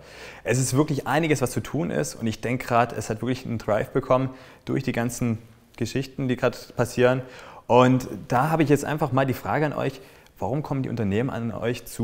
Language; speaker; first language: German; native; German